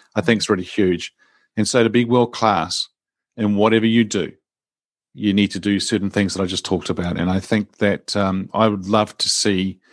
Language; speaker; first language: English; native; English